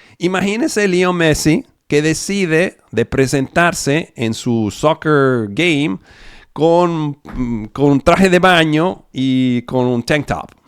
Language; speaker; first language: Spanish; non-native, fluent; Italian